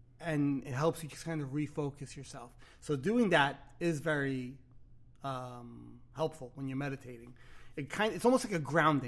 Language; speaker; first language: English; native; English